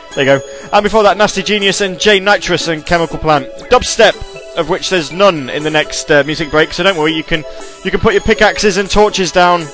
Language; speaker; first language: English; native; English